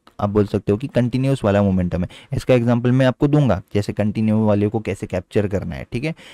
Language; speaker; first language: Hindi; native; Hindi